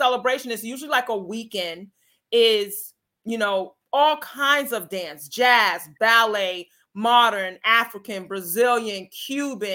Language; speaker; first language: English; native; English